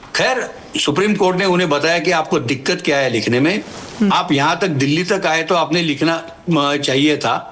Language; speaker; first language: Hindi; non-native, local second language; Marathi